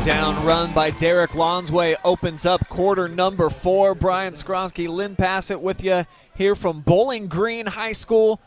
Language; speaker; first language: English; native; English